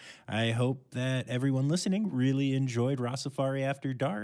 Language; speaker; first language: English; native; English